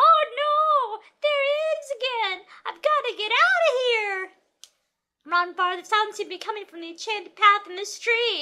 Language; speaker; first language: English; native; English